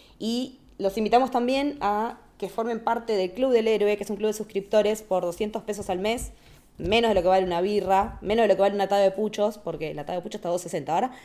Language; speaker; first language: Spanish; native; Spanish